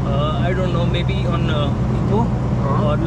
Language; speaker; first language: English; non-native, local second language; Hindi